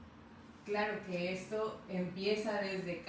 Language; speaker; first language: Spanish; native; Spanish